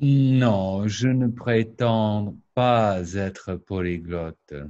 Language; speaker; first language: French; non-native, learner; English